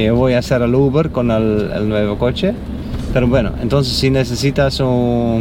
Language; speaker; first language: Spanish; non-native, learner; English